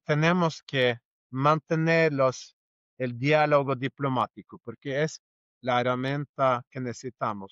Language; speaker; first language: Spanish; non-native, fluent; Norwegian